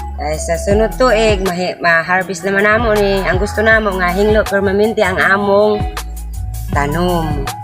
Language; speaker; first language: Cebuano; non-native, local second language; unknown